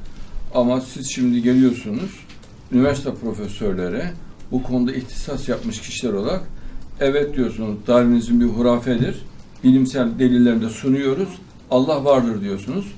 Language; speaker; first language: Turkish; native; Turkish